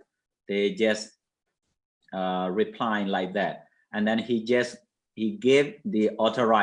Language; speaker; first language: English; non-native, fluent; Mon